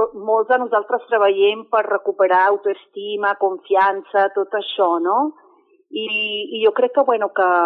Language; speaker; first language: Catalan; non-native, fluent; Spanish